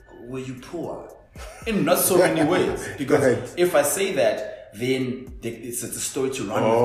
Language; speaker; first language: English; non-native, local second language; Zulu